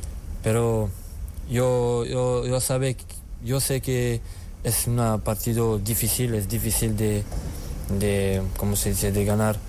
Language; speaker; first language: Spanish; non-native, learner; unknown